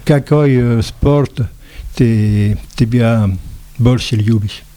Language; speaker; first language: Russian; non-native, learner; French